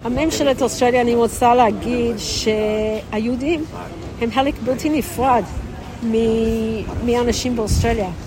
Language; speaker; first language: Hebrew; non-native, fluent; English